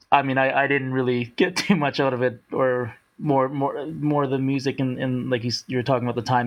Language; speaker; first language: English; native; English